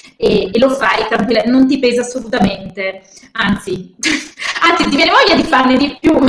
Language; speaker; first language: Italian; native; Italian